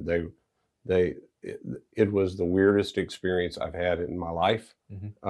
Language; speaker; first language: English; native; English